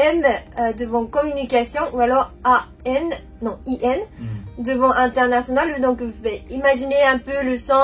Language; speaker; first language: French; non-native, fluent; Japanese